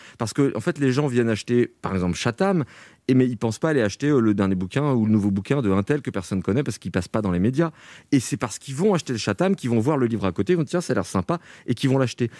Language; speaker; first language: French; native; French